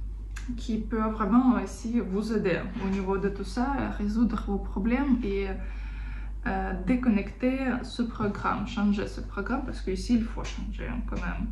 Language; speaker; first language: French; non-native, fluent; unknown